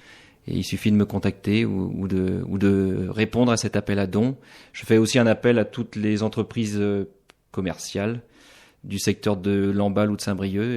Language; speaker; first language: French; native; French